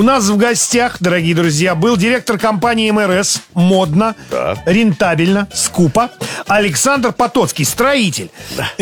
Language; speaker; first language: Russian; native; Russian